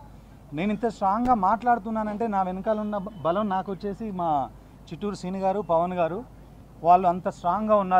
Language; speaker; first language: Telugu; native; Telugu